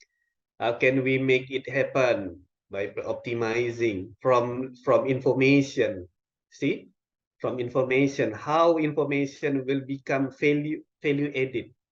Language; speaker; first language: English; non-native, local second language; Indonesian